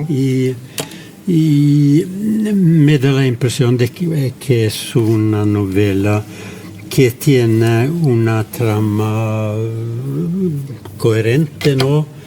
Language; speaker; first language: Spanish; non-native, fluent; Norwegian